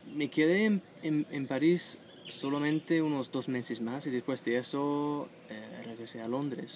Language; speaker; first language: Spanish; non-native, fluent; English